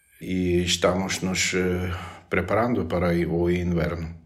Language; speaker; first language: Portuguese; non-native, learner; Ukrainian